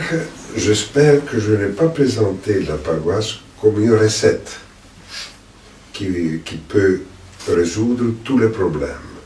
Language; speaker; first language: French; non-native, fluent; Greek